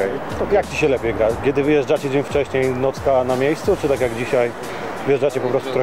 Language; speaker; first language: Polish; native; Polish